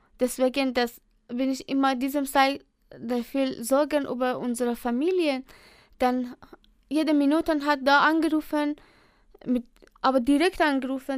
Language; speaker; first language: German; non-native, learner; Persian